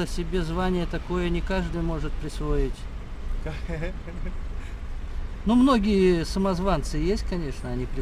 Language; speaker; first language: Russian; native; Russian